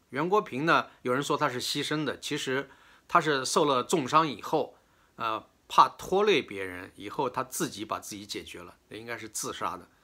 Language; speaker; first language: Chinese; native; Chinese